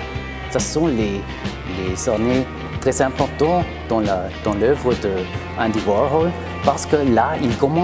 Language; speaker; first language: French; non-native, local second language; German